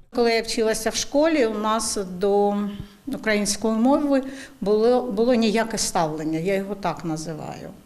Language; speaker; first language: Ukrainian; non-native, local second language; Russian